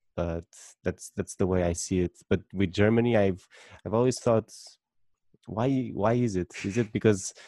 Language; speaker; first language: English; non-native, fluent; Portuguese